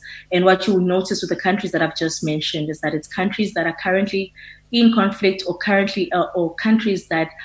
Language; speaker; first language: English; non-native, local second language; Xhosa